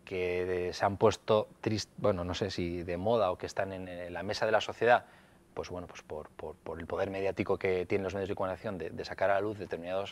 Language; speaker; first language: Spanish; native; Spanish